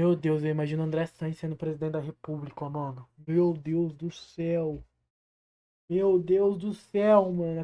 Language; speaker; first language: Portuguese; native; Portuguese